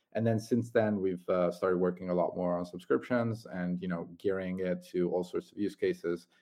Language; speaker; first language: English; non-native, fluent; Italian